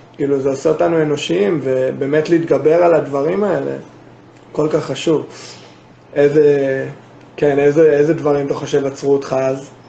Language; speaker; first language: Hebrew; non-native, fluent; English